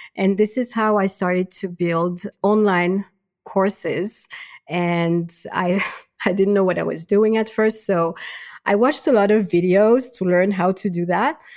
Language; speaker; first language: English; non-native, fluent; Malagasy